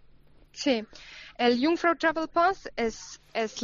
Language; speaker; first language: Spanish; non-native, fluent; German